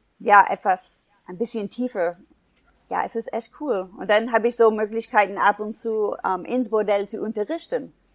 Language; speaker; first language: German; non-native, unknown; English